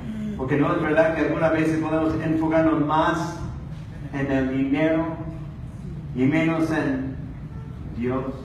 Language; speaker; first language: Spanish; non-native, fluent; English